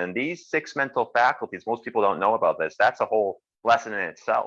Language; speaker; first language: English; native; English